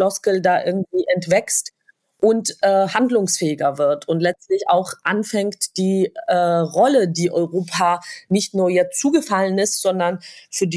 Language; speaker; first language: German; non-native, fluent; Georgian